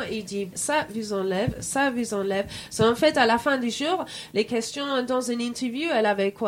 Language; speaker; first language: French; non-native, fluent; English